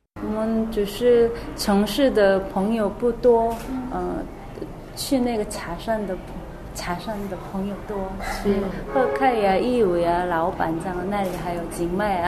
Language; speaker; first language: Chinese; non-native, learner; Korean